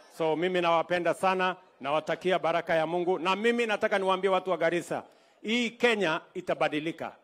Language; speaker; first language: Swahili; non-native, local second language; Kalenjin